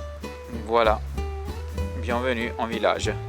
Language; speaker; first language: French; non-native, learner; Italian